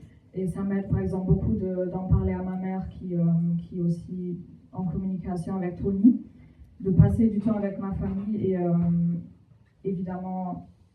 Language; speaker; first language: French; non-native, fluent; German